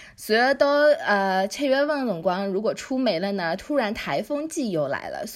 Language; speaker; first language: Chinese; native; Chinese